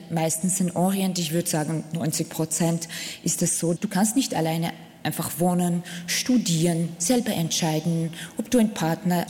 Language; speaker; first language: German; non-native, fluent; Arabic